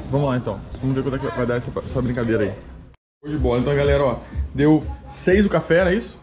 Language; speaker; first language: Portuguese; native; Portuguese